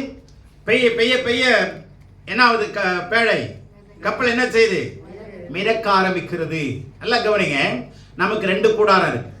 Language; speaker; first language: Tamil; native; Tamil